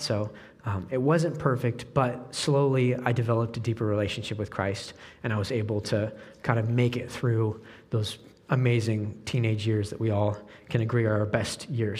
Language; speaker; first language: English; native; English